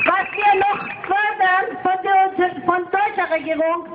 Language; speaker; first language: German; non-native, fluent; Persian